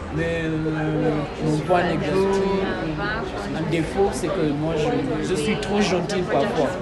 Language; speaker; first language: French; non-native, fluent; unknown